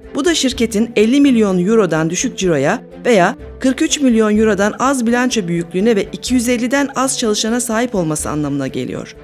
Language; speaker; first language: Turkish; native; Turkish